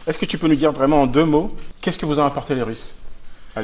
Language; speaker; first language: French; native; French